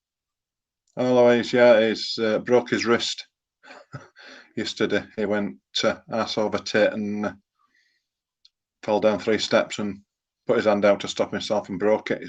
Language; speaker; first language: English; native; English